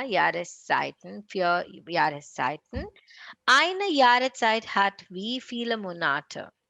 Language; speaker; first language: German; non-native, learner; Tamil